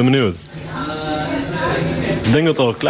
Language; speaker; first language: Dutch; native; Dutch